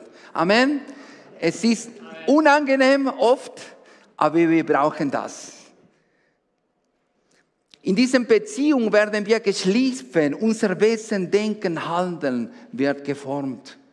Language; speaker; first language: German; non-native, fluent; Spanish